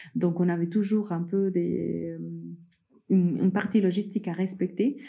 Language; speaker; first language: French; early bilingual, other home language; Spanish